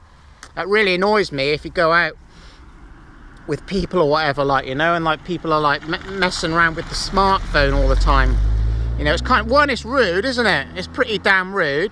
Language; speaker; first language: English; native; English